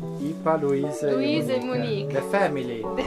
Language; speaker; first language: English; non-native, learner; Italian